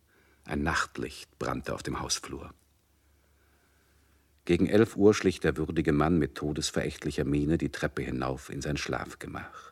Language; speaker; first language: German; native; German